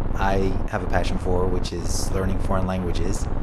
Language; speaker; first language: English; native; English